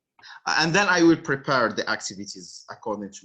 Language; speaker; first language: English; non-native, fluent; Arabic